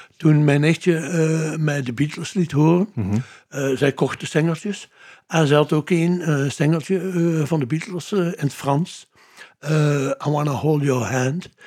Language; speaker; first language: Dutch; native; Dutch